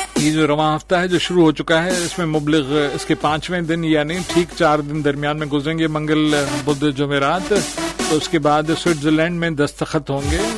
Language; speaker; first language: Urdu; native; Urdu